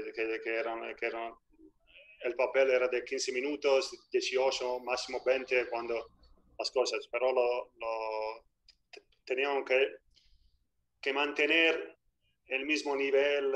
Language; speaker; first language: Spanish; non-native, fluent; Italian